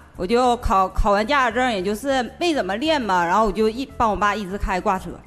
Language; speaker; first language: Chinese; native; Chinese